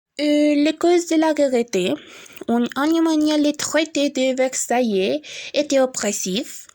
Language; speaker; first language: French; non-native, learner; Spanish